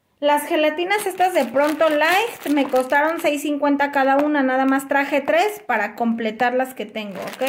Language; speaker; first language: Spanish; native; Spanish